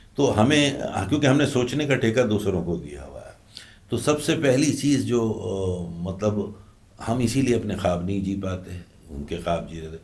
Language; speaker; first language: Urdu; native; Urdu